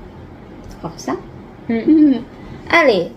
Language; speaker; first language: French; non-native, learner; Lao